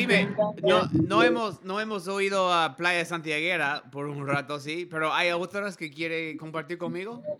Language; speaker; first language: Spanish; non-native, learner; English